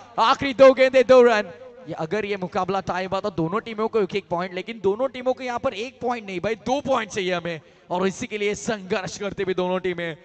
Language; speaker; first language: Hindi; non-native, local second language; Marathi